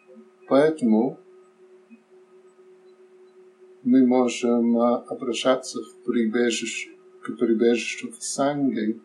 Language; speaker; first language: Russian; non-native, learner; English